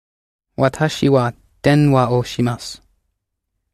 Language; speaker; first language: Japanese; non-native, learner; English